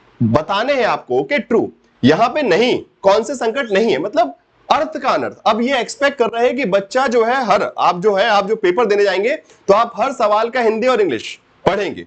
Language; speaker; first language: Hindi; native; Hindi